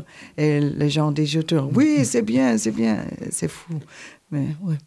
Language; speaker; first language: French; non-native, learner; English